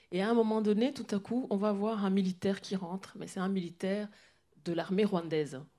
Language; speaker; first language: French; non-native, local second language; Kinyarwanda